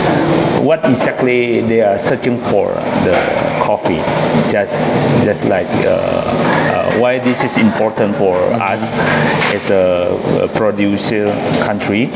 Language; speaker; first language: English; non-native, learner; Indonesian